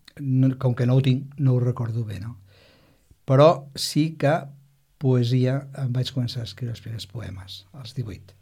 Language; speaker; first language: Catalan; non-native, local second language; Spanish